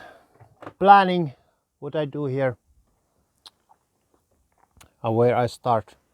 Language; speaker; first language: English; non-native, learner; Finnish